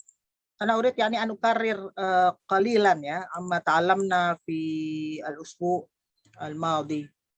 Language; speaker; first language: Arabic; non-native, fluent; Indonesian